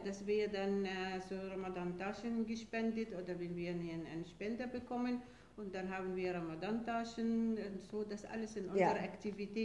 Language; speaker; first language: German; non-native, fluent; Arabic